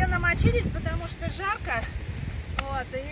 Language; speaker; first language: Russian; native; Russian